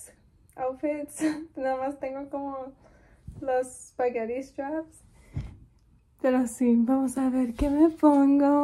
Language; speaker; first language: Spanish; early bilingual, heritage; Spanish